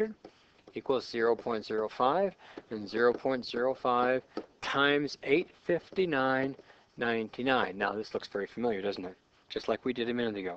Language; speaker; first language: English; native; English